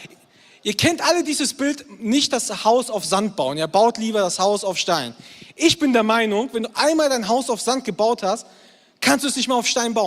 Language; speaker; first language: German; native; German